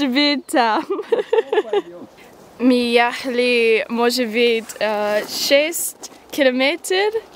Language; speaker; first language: Russian; non-native, learner; English